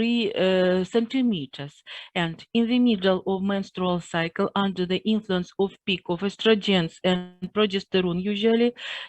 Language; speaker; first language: English; non-native, fluent; Russian